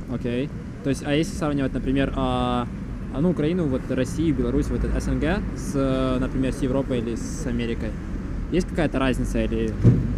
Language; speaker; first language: Russian; native; Russian